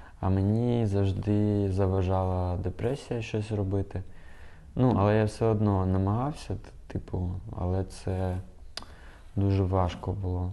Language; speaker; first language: Ukrainian; non-native, local second language; Russian